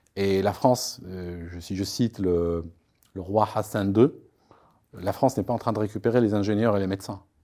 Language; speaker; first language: French; non-native, local second language; Arabic